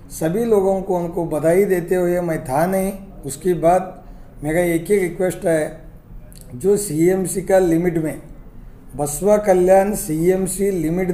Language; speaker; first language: Hindi; non-native, local second language; Kannada